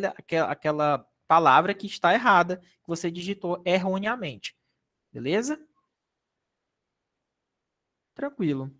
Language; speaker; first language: Portuguese; native; Portuguese